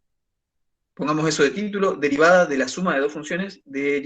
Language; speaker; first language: Spanish; native; Spanish